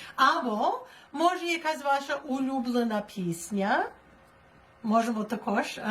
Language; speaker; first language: Ukrainian; early bilingual, heritage; Ukrainian